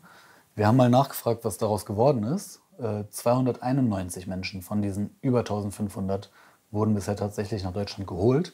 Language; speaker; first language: German; native; German